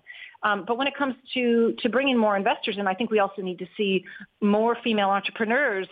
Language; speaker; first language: English; native; English